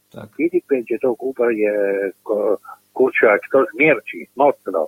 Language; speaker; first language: Polish; non-native, learner; Italian